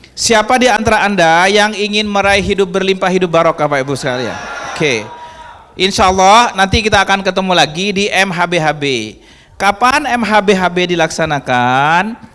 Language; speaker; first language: Indonesian; non-native, local second language; Madurese